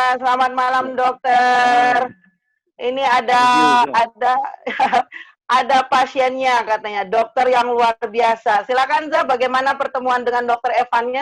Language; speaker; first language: Indonesian; native; Indonesian